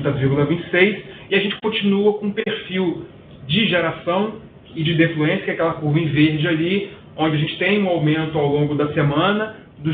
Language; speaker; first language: Portuguese; native; Portuguese